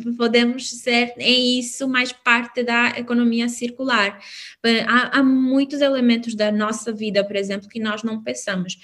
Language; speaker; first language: Portuguese; non-native, fluent; Albanian